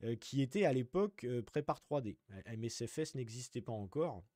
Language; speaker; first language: French; native; French